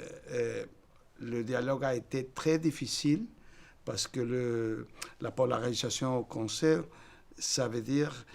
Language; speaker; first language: French; non-native, fluent; Spanish